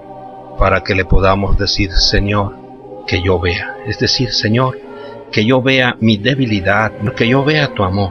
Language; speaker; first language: Spanish; native; Spanish